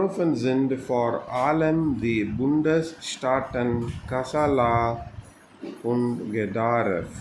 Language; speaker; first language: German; non-native, fluent; Tamil